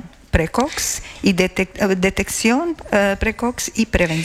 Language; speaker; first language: Spanish; non-native, learner; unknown